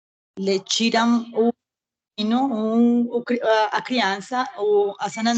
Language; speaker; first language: Portuguese; non-native, learner; Spanish